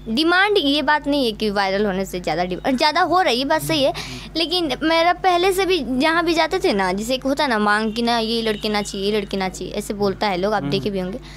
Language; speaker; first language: Hindi; non-native, local second language; Bhojpuri